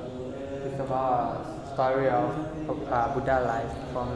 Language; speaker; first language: English; non-native, learner; Thai